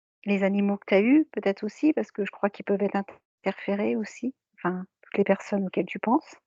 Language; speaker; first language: French; native; French